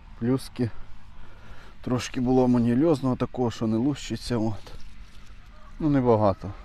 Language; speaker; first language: Ukrainian; native; Ukrainian